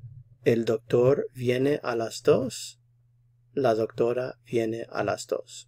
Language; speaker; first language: Spanish; non-native, fluent; English